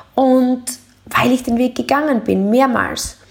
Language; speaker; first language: German; native; German